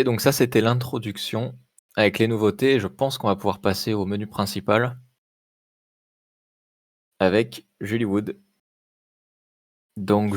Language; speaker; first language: French; native; French